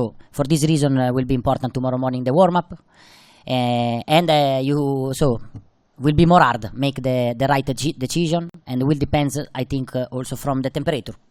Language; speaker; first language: English; non-native, fluent; Italian